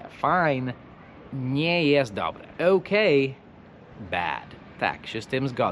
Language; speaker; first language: Polish; non-native, fluent; English